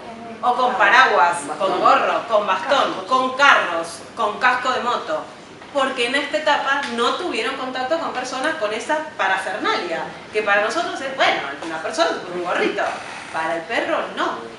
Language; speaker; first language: Spanish; native; Spanish